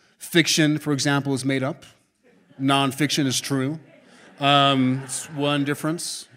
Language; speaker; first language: English; native; English